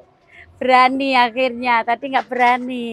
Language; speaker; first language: Indonesian; native; Indonesian